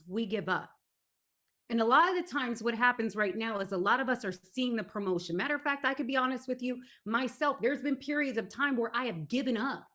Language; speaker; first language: English; native; English